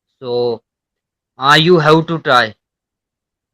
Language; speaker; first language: English; non-native, learner; Hindi